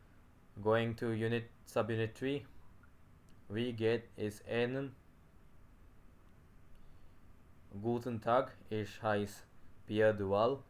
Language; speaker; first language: German; non-native, learner; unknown